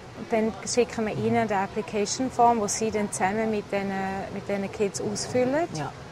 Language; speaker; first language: German; native; German